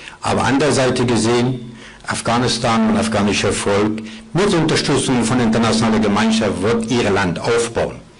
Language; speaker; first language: German; non-native, fluent; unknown